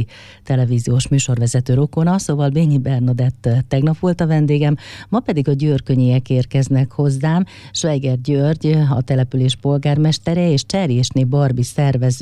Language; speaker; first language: Hungarian; native; Hungarian